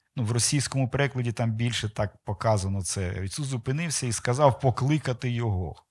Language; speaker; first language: Ukrainian; non-native, local second language; Russian